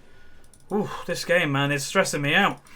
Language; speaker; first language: English; native; English